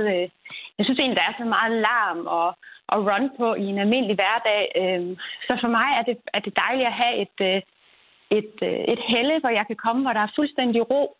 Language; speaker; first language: Danish; native; Danish